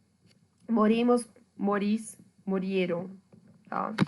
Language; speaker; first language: Spanish; non-native, fluent; Portuguese